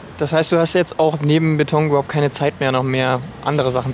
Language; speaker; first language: German; native; German